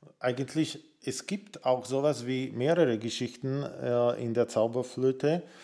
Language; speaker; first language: German; non-native, fluent; Slovak